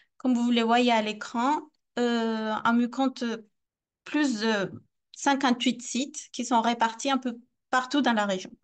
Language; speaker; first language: French; non-native, fluent; Spanish